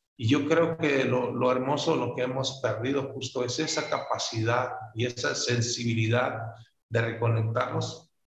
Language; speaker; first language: Spanish; native; Spanish